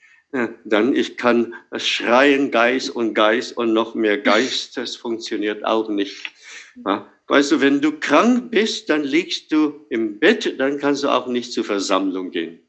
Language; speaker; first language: German; non-native, fluent; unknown